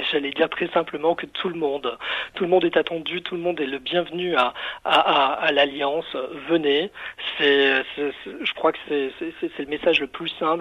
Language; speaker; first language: French; native; French